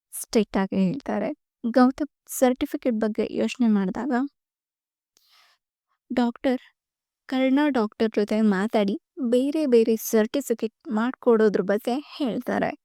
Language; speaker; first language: Kannada; native; Kannada